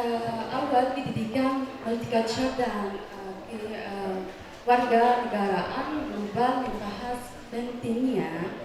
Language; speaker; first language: Indonesian; non-native, fluent; Arabic